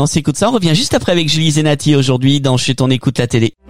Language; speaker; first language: French; native; French